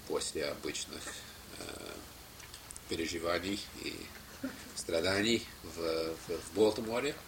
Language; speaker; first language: Russian; non-native, fluent; English